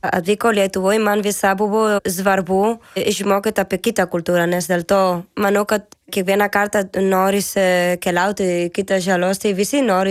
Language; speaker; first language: Lithuanian; non-native, learner; Spanish